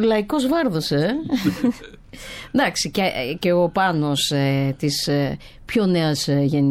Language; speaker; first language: Greek; native; Greek